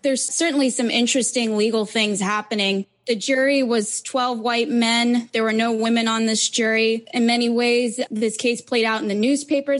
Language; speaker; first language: English; native; English